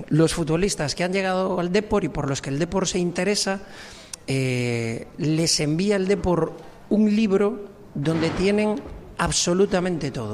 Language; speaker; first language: Spanish; native; Spanish